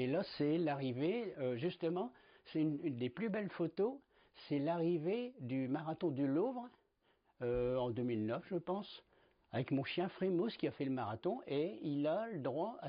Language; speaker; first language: French; native; French